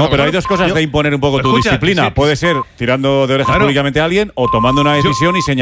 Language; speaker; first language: Spanish; native; Spanish